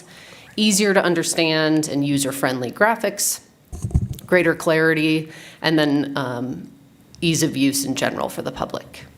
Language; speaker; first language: English; native; English